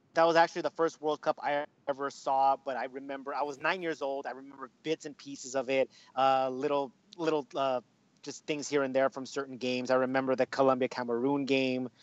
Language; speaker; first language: English; early bilingual, other home language; Spanish